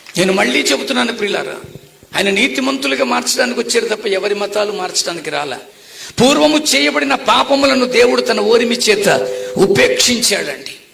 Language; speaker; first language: Telugu; non-native, local second language; Tamil